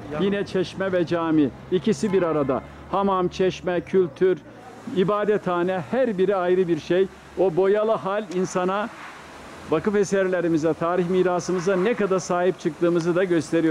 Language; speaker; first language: Turkish; native; Turkish